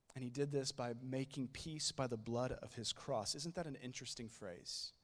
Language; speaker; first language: English; native; English